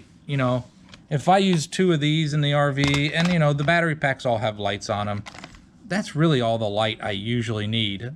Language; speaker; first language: English; native; English